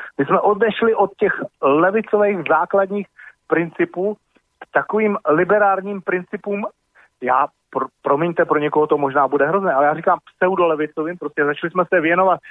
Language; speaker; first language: Czech; native; Czech